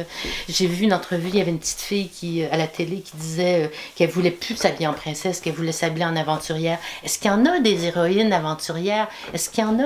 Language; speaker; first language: French; native; French